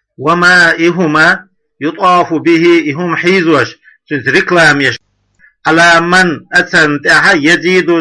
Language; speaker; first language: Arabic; non-native, fluent; Chechen